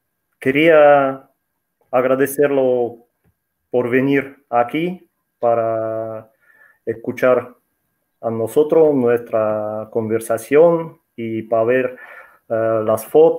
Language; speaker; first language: Spanish; non-native, fluent; Russian